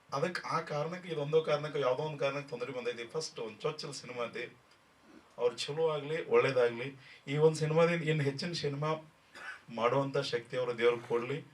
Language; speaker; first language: Kannada; native; Kannada